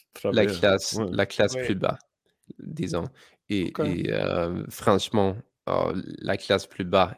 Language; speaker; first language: French; non-native, learner; English